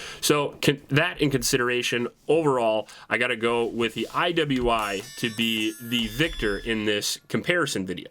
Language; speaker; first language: English; native; English